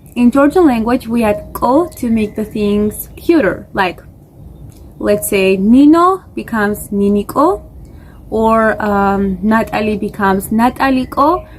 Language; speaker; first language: English; non-native, fluent; Georgian